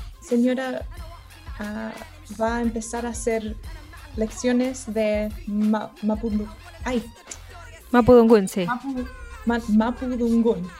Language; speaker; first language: Spanish; early bilingual, heritage; Spanish